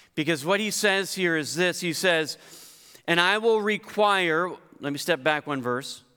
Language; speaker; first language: English; native; English